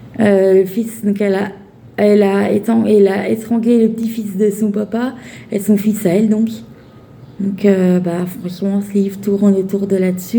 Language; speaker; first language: French; native; French